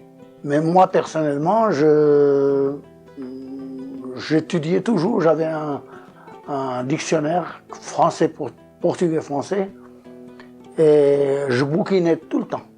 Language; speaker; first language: French; non-native, fluent; Portuguese